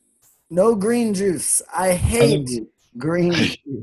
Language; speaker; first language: English; non-native, fluent; Swedish